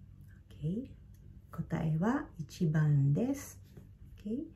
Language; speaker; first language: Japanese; non-native, fluent; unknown